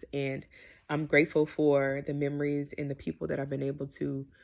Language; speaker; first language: English; native; English